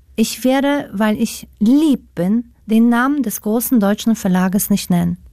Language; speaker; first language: German; non-native, fluent; Polish